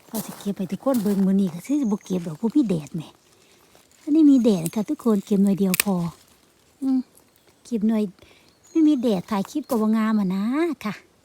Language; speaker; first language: Thai; native; Thai